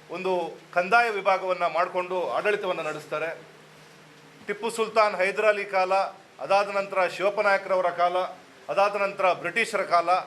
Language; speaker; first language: Kannada; non-native, local second language; Tulu